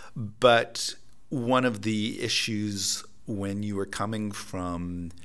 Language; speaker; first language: English; native; English